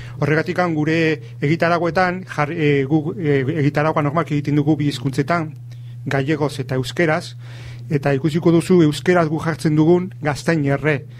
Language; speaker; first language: Basque; early bilingual, other home language; Galician